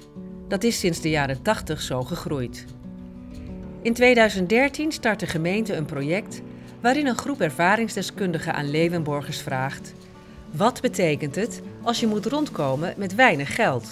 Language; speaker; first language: Dutch; native; Dutch